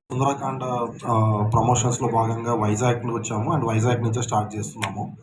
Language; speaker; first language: Telugu; native; Telugu